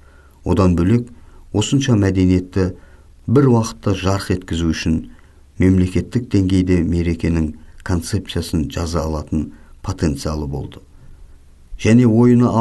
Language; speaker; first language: Kazakh; native; Kazakh